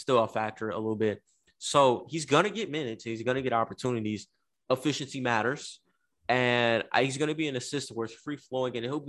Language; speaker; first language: English; native; English